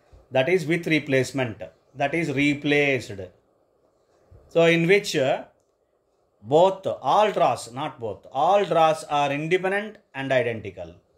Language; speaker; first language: English; non-native, local second language; Telugu